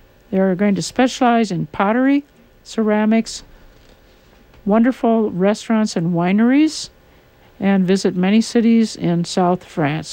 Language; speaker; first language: English; native; English